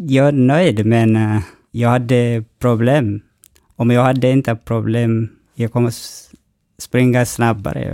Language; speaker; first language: Swedish; non-native, learner; Oromo